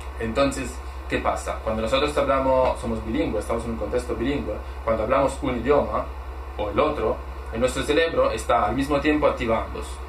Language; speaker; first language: Spanish; non-native, fluent; Italian